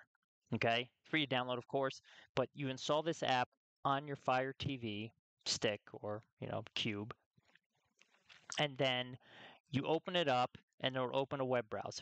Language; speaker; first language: English; native; English